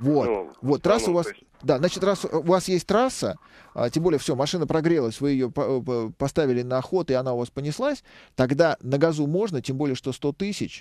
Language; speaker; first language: Russian; native; Russian